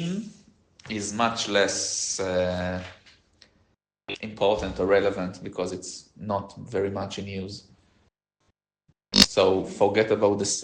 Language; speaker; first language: English; non-native, learner; Hebrew